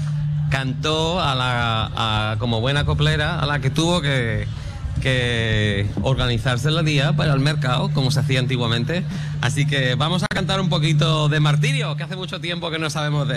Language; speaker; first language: Spanish; native; Spanish